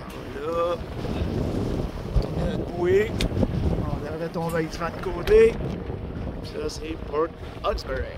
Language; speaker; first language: French; native; French